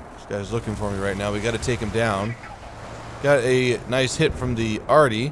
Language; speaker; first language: English; native; English